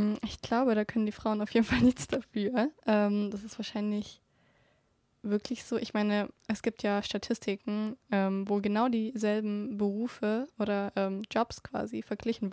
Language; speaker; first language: German; native; German